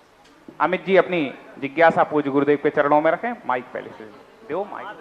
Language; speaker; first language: Hindi; native; Hindi